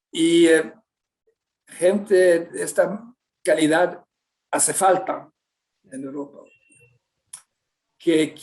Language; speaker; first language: Spanish; non-native, fluent; Swedish